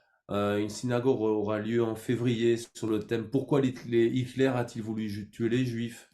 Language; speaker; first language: French; native; French